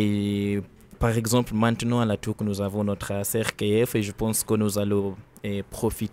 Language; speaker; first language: French; non-native, learner; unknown